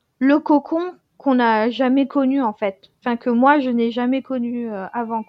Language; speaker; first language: French; native; French